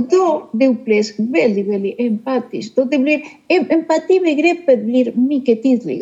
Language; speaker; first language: Swedish; non-native, fluent; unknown